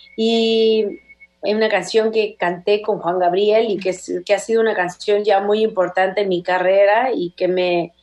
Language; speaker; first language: Spanish; native; Spanish